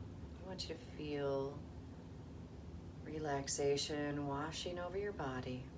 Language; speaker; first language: English; native; English